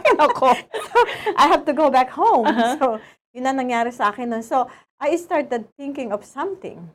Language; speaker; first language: English; non-native, local second language; Filipino